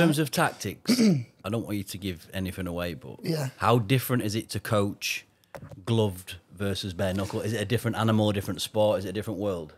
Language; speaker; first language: English; native; English